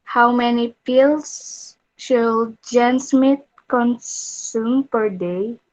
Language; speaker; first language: English; non-native, learner; Indonesian